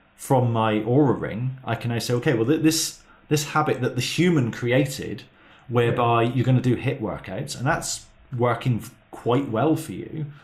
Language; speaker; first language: English; native; English